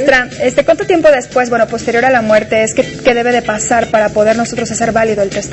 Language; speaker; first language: Spanish; native; Spanish